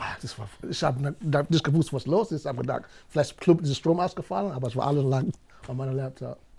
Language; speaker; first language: German; non-native, fluent; English